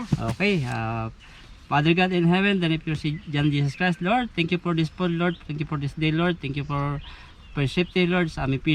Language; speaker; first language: English; non-native, local second language; Filipino